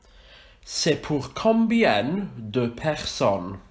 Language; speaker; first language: French; non-native, fluent; Welsh